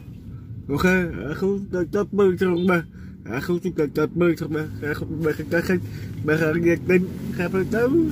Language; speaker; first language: Indonesian; non-native, learner; Vietnamese